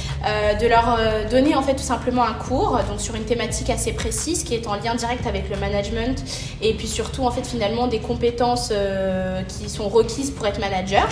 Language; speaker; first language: French; native; French